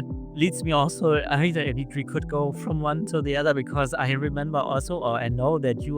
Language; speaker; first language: English; non-native, fluent; German